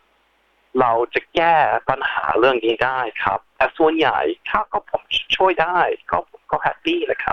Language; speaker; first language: Thai; early bilingual, heritage; Thai